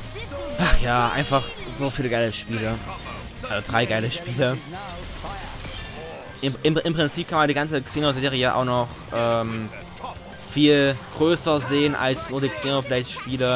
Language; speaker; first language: German; native; German